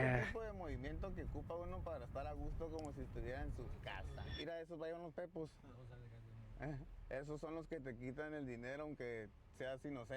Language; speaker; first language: Spanish; native; Spanish